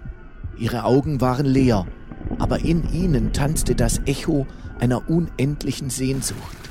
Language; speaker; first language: German; native; German